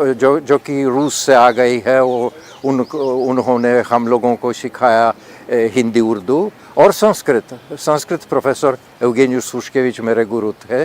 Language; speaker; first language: Hindi; non-native, fluent; Polish